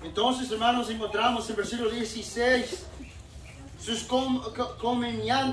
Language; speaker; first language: Spanish; non-native, fluent; English